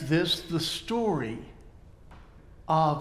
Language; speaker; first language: English; native; English